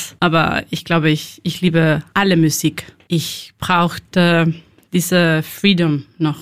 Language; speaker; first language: German; non-native, learner; Spanish